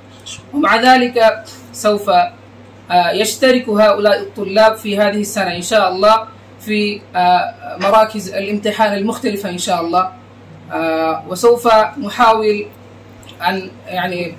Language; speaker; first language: Arabic; non-native, fluent; Bangla